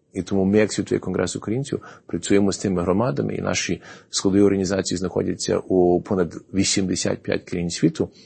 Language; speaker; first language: Ukrainian; early bilingual, heritage; Ukrainian